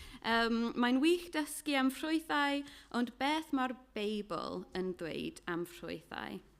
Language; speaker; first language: Welsh; non-native, fluent; English